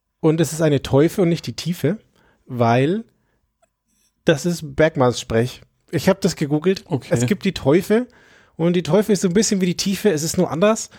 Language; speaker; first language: German; native; German